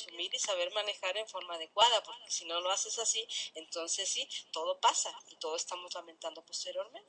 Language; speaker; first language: Spanish; native; Spanish